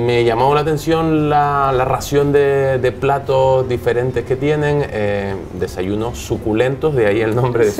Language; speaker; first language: Spanish; native; Spanish